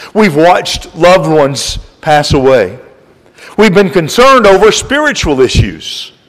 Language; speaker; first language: English; native; English